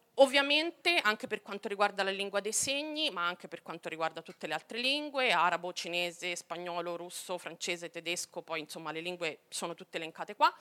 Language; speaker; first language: Italian; native; Italian